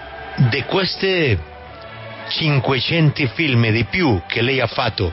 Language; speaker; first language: Italian; non-native, learner; Spanish